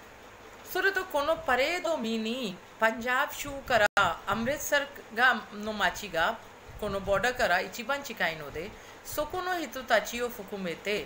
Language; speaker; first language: Japanese; non-native, fluent; Hindi